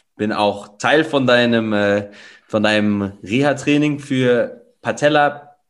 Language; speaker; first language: German; native; German